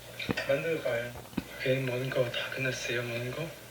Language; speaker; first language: Korean; non-native, fluent; Chinese